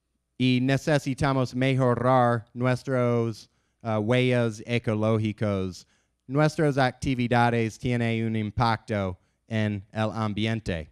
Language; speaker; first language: Spanish; non-native, learner; English